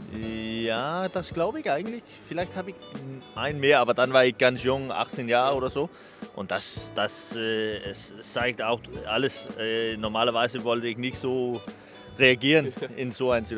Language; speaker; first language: German; non-native, fluent; Danish